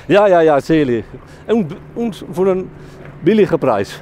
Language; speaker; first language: German; non-native, learner; Dutch